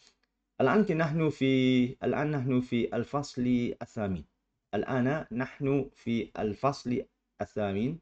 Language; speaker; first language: Arabic; non-native, fluent; Malay